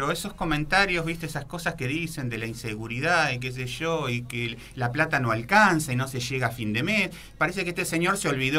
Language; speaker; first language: Spanish; native; Spanish